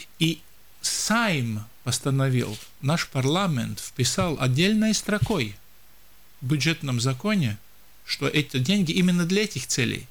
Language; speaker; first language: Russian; non-native, local second language; Latvian